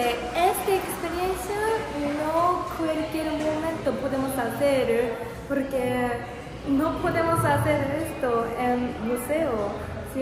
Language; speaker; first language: Spanish; non-native, learner; Japanese